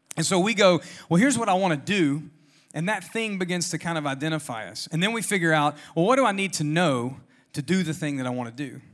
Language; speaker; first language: English; native; English